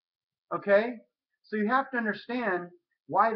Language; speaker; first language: English; native; English